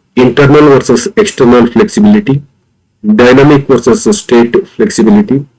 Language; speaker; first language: English; non-native, local second language; Kannada